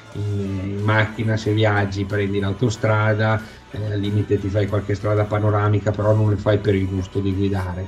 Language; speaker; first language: Italian; native; Italian